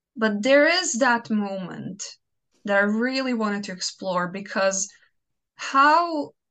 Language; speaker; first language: English; non-native, fluent; Croatian